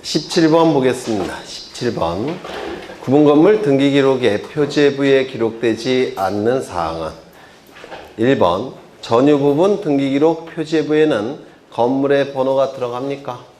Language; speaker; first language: Korean; native; Korean